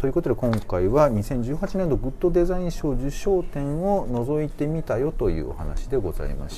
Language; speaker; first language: Japanese; native; Japanese